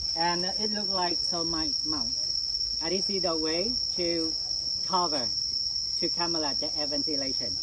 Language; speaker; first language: English; non-native, fluent; Vietnamese